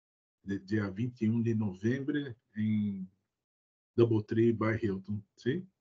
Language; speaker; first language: Spanish; non-native, learner; Portuguese